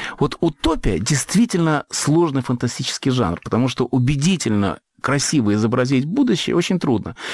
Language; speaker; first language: Russian; native; Russian